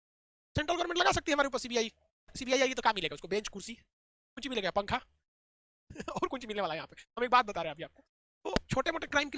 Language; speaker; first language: Hindi; native; Hindi